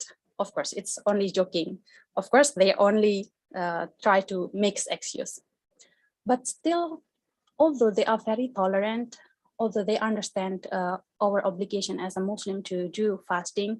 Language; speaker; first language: English; non-native, fluent; Indonesian